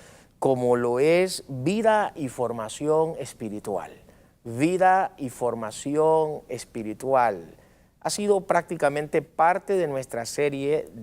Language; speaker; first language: Spanish; native; Spanish